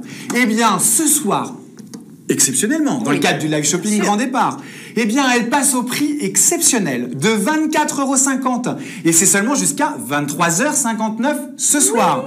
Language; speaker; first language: French; native; French